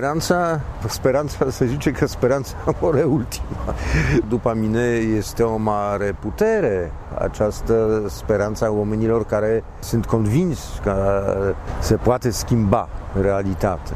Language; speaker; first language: Romanian; non-native, fluent; Polish